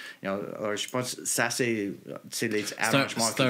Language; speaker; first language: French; non-native, local second language; English